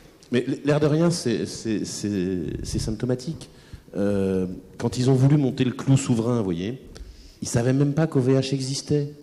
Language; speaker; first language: French; native; French